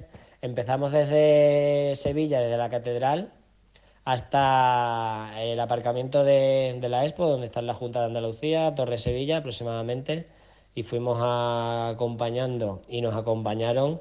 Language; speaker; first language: Spanish; native; Spanish